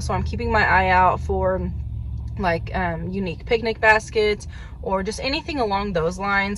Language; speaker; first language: English; native; English